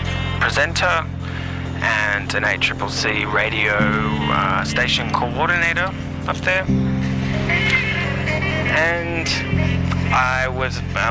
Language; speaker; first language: English; native; English